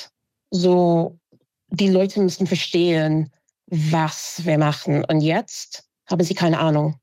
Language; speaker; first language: German; non-native, fluent; English